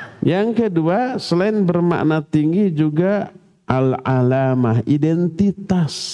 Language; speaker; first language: Malay; non-native, local second language; Sundanese